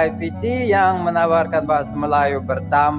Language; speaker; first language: Indonesian; non-native, fluent; Russian